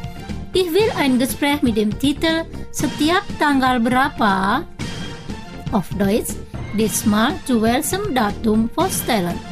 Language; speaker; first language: German; non-native, fluent; Indonesian